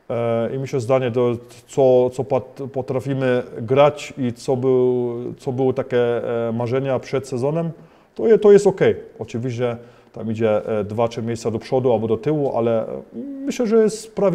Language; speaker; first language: Polish; early bilingual, heritage; Polish